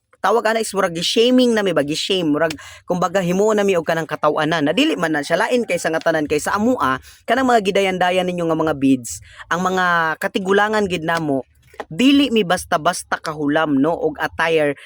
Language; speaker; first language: Cebuano; non-native, local second language; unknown